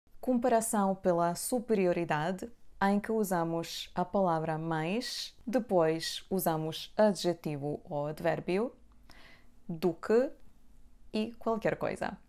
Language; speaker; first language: Portuguese; non-native, fluent; Serbian